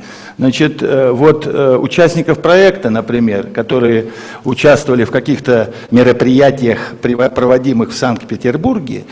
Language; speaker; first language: Russian; native; Russian